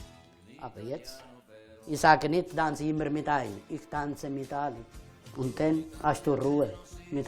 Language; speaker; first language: German; non-native, fluent; Italian